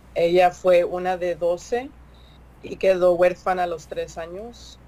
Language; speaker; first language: Spanish; early bilingual, heritage; Spanish